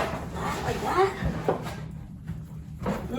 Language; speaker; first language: English; native; English